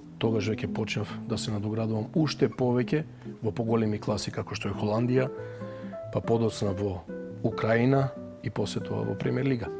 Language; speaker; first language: Macedonian; native; Macedonian